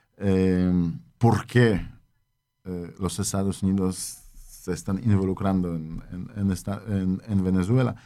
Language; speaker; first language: Spanish; non-native, fluent; Polish